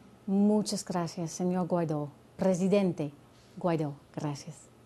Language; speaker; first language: Spanish; non-native, learner; English